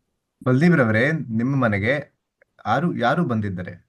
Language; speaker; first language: Kannada; non-native, learner; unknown